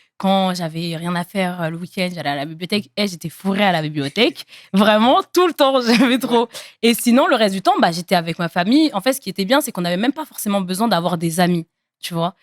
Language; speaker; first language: French; native; French